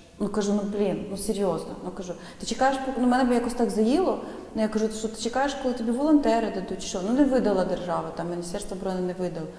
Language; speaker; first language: Ukrainian; native; Ukrainian